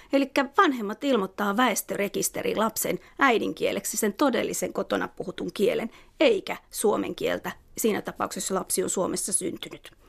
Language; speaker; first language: Finnish; native; Finnish